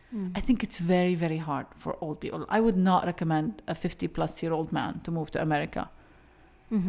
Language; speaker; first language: English; early bilingual, other home language; Arabic